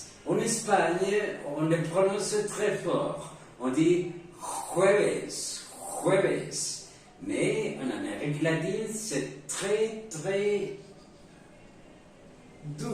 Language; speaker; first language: French; non-native, fluent; Spanish